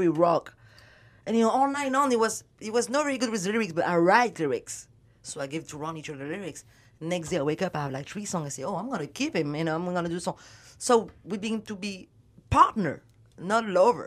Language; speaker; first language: English; non-native, learner; French